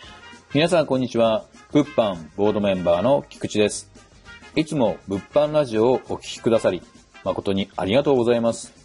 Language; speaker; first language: Japanese; native; Japanese